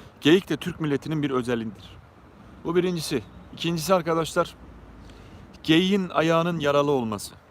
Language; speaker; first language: Turkish; native; Turkish